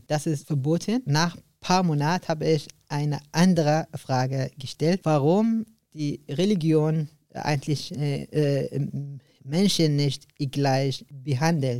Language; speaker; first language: German; non-native, learner; Arabic